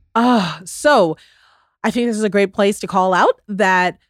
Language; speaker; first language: English; early bilingual, other home language; Akan